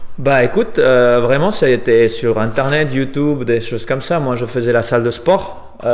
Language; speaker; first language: French; non-native, fluent; Spanish